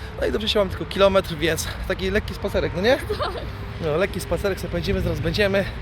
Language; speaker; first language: Polish; native; Polish